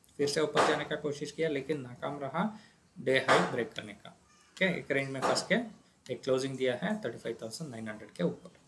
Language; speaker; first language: Hindi; non-native, local second language; Kannada